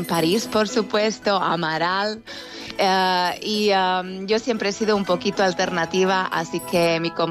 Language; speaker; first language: Spanish; native; Spanish